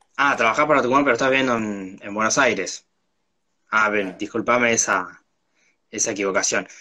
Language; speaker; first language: Spanish; native; Spanish